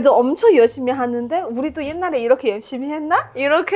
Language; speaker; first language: Korean; non-native, fluent; Chinese